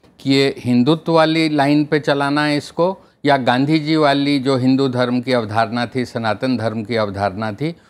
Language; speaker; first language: Hindi; native; Hindi